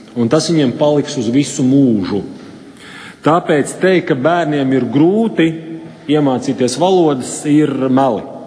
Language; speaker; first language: Latvian; native; Latvian